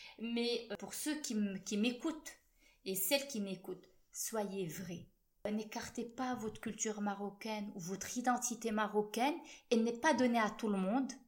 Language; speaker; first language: French; non-native, local second language; Arabic